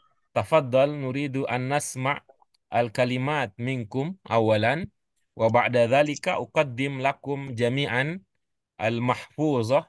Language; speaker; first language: Arabic; non-native, learner; Indonesian